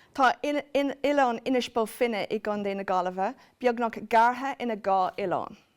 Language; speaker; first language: Irish; non-native, local second language; English